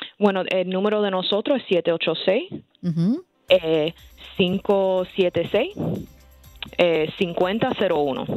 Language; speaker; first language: Spanish; early bilingual, heritage; English